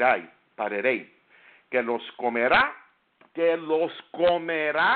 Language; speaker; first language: Spanish; native; Spanish